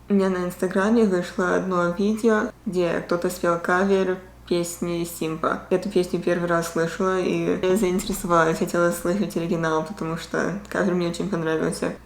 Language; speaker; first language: Russian; early bilingual, heritage; Russian